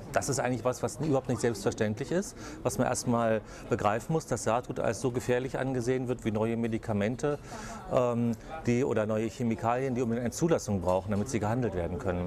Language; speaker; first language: German; native; German